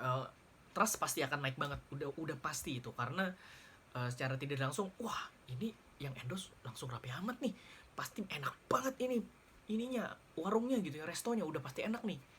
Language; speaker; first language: Indonesian; native; Indonesian